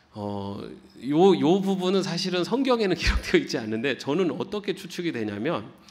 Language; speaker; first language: Korean; native; Korean